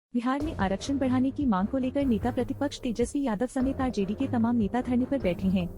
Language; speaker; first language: Hindi; native; Hindi